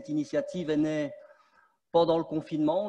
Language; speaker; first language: French; native; French